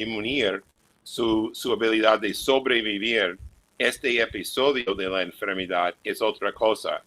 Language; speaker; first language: Spanish; non-native, fluent; English